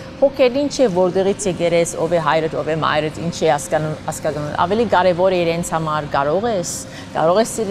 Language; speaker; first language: Armenian; early bilingual, heritage; Armenian